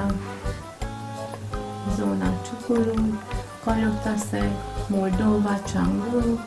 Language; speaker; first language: Romanian; non-native, local second language; Hungarian